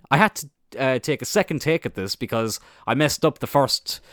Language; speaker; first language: English; native; English